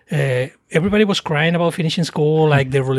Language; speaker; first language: English; non-native, fluent; Spanish